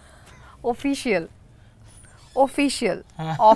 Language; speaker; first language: Telugu; non-native, learner; Bangla